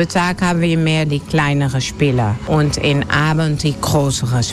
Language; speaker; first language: German; non-native, learner; Dutch